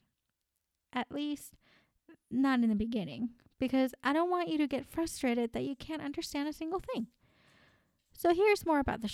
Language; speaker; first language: English; non-native, fluent; Spanish